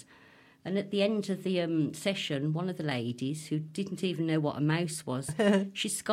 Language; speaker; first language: English; native; English